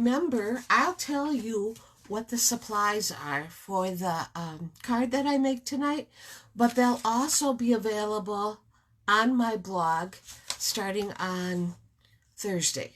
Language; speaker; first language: English; native; English